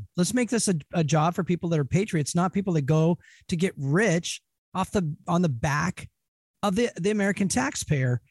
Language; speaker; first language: English; native; English